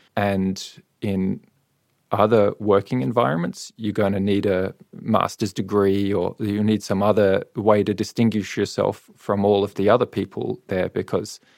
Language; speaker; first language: English; native; English